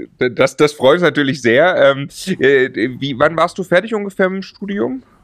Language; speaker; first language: German; native; German